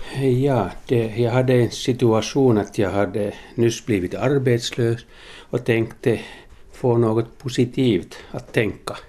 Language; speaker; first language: Swedish; non-native, local second language; Finnish